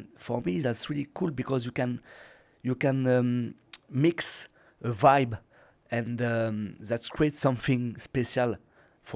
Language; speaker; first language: English; non-native, learner; French